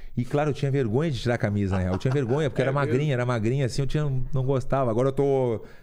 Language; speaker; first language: Portuguese; native; Portuguese